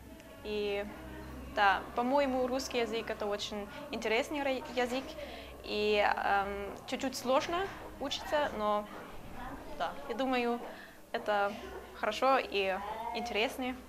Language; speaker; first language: Russian; non-native, learner; German